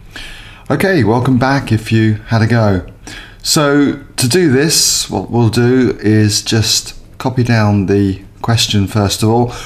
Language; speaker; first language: English; native; English